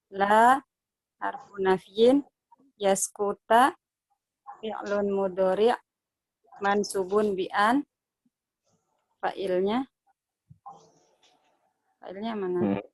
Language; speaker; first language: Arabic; non-native, learner; Indonesian